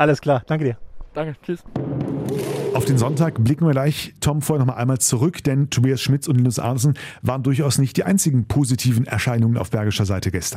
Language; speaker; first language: German; native; German